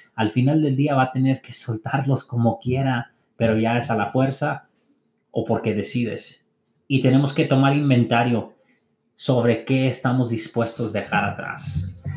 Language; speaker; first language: Spanish; early bilingual, heritage; English